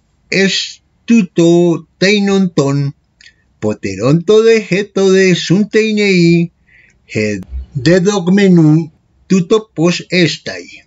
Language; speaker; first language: Greek; non-native, fluent; Spanish